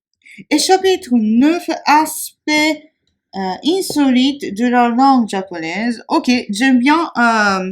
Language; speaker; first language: French; non-native, fluent; Japanese